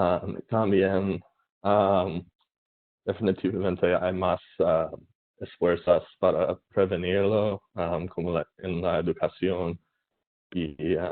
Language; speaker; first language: Spanish; non-native, learner; English